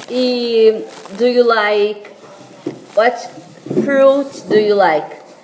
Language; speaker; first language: English; non-native, learner; Portuguese